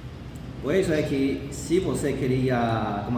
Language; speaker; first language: Portuguese; non-native, fluent; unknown